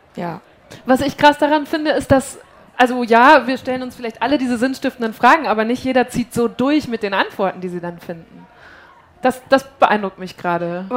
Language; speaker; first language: German; native; German